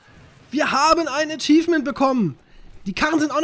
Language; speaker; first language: German; native; German